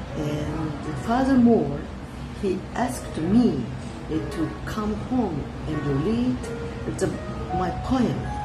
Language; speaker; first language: English; non-native, learner; Japanese